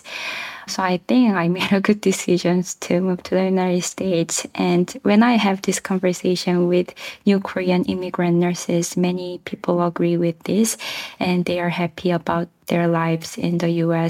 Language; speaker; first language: English; non-native, fluent; Korean